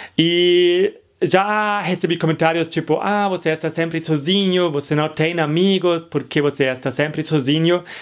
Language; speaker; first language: Portuguese; non-native, fluent; German